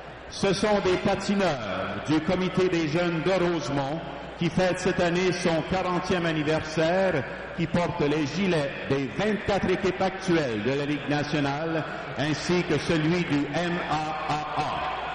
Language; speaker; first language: French; native; French